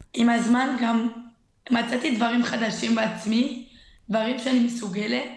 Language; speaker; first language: Hebrew; early bilingual, other home language; French